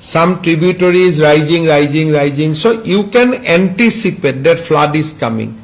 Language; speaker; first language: English; non-native, local second language; Assamese